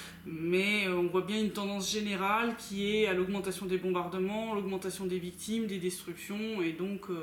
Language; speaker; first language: French; native; French